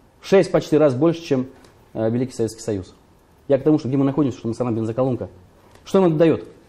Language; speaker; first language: Russian; native; Russian